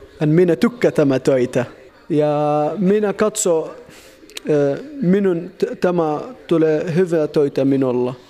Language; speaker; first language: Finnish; non-native, learner; Arabic